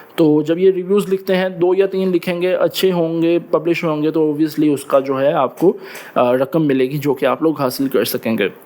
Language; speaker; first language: Urdu; non-native, local second language; Punjabi